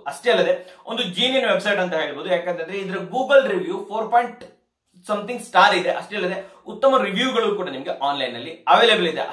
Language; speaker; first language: Kannada; native; Kannada